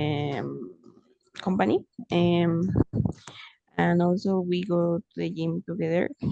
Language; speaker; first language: English; non-native, fluent; Spanish